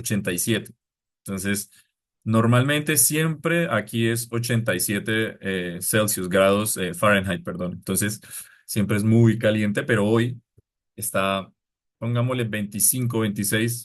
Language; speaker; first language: Spanish; non-native, fluent; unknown